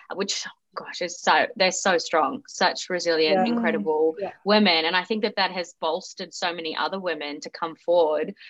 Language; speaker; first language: English; native; English